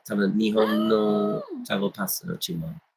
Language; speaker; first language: Japanese; non-native, fluent; English